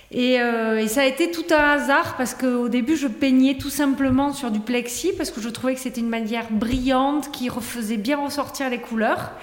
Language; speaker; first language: French; native; French